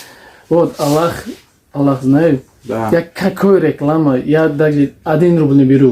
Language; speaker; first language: Russian; non-native, learner; Tajik